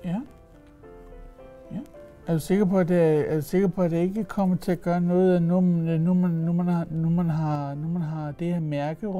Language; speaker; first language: Danish; native; Danish